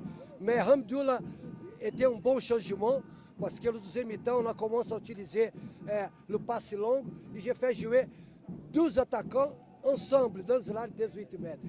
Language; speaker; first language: French; non-native, fluent; Portuguese